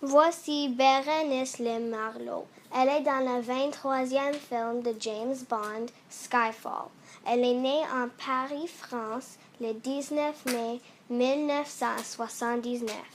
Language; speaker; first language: French; non-native, learner; English